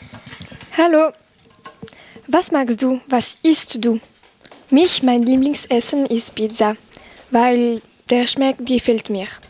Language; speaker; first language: German; non-native, learner; French